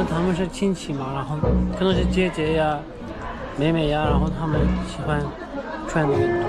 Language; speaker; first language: Chinese; non-native, local second language; Uyghur